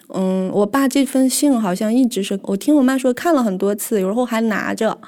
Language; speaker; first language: Chinese; native; Chinese